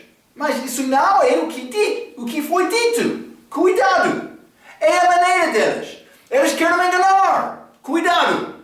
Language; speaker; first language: Portuguese; non-native, fluent; English